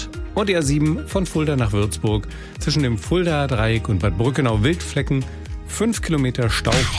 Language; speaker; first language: German; native; German